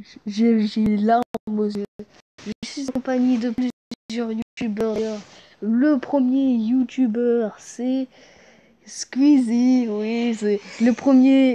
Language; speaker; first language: French; native; French